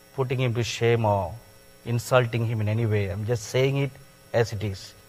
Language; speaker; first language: English; non-native, local second language; Tamil